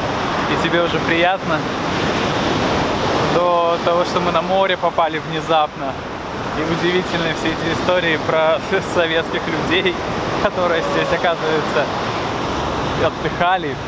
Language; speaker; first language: Russian; native; Russian